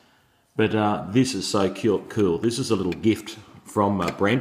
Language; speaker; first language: English; native; English